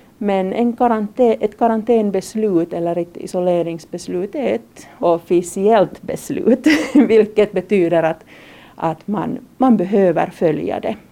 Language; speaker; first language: Swedish; native; Swedish